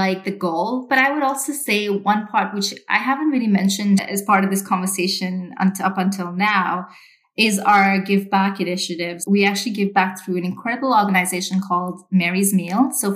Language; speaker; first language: English; non-native, local second language; Sinhala